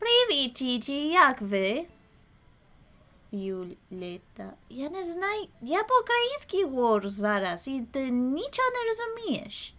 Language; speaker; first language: Ukrainian; early bilingual, heritage; English